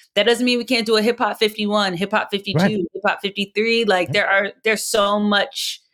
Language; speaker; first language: English; native; English